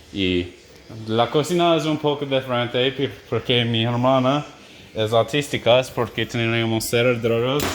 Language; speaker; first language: Spanish; non-native, learner; English